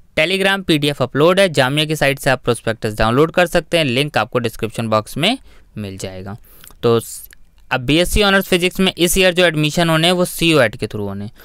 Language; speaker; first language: Hindi; native; Hindi